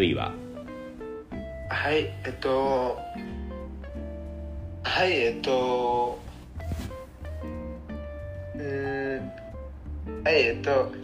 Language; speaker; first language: Japanese; non-native, learner; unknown